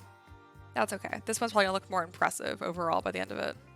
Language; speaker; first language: English; native; English